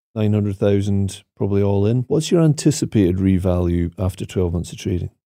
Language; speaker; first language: English; native; English